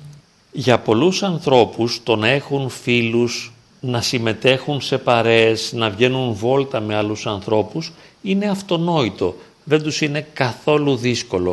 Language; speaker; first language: Greek; native; Greek